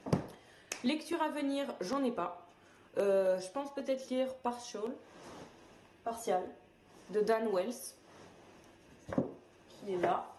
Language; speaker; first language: French; native; French